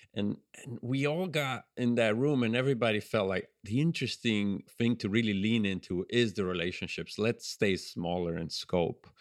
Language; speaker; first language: English; non-native, fluent; Italian